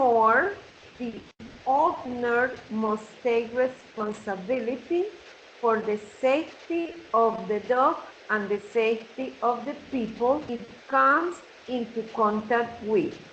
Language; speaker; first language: English; non-native, fluent; Spanish